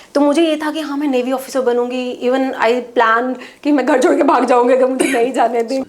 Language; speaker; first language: Hindi; non-native, local second language; Punjabi